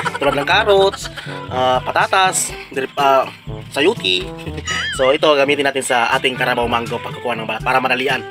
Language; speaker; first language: Filipino; non-native, local second language; Cebuano